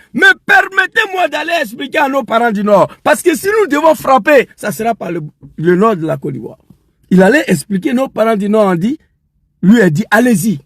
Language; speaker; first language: French; non-native, local second language; Dyula